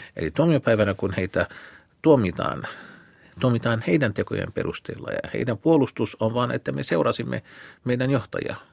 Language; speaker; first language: Finnish; non-native, fluent; Arabic